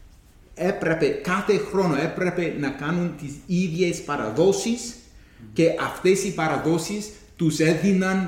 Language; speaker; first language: Greek; non-native, fluent; English